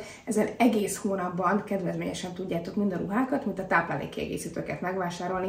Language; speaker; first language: Hungarian; native; Hungarian